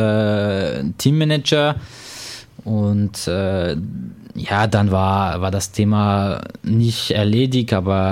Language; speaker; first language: German; non-native, fluent; French